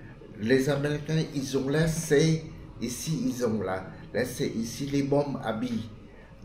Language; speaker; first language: French; non-native, fluent; Vietnamese